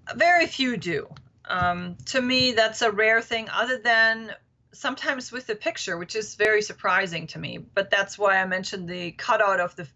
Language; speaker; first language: English; non-native, fluent; German